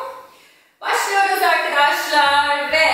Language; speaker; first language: Turkish; non-native, fluent; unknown